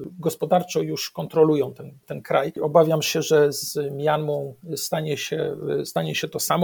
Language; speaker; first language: Polish; native; Polish